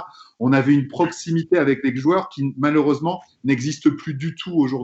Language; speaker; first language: French; native; French